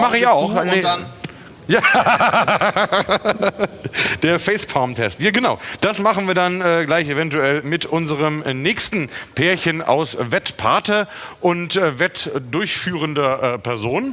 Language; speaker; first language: German; native; German